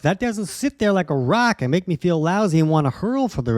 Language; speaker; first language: English; native; English